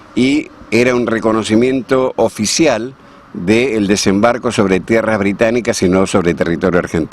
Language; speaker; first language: Spanish; native; Spanish